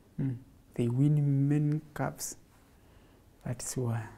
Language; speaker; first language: English; non-native, local second language; Kamba